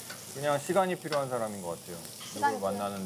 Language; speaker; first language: Korean; native; Korean